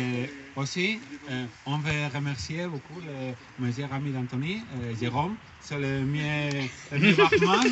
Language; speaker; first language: French; non-native, learner; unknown